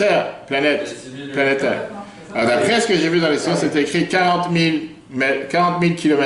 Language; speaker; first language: French; native; French